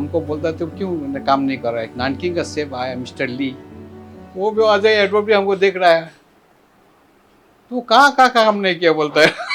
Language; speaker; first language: Hindi; non-native, local second language; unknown